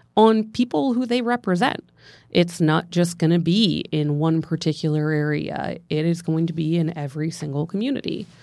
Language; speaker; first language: English; native; English